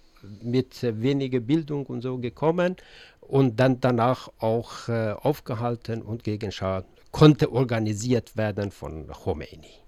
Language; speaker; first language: German; non-native, learner; Persian